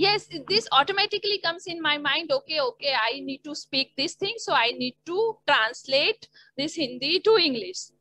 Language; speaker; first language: English; non-native, learner; Hindi